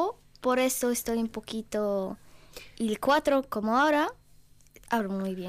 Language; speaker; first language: Spanish; non-native, learner; Ukrainian